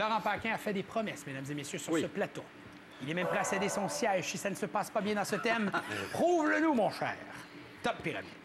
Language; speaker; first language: French; native; French